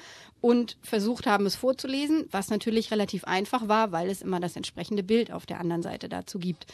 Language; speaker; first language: German; native; German